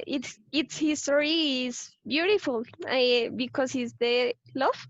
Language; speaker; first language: English; non-native, learner; Spanish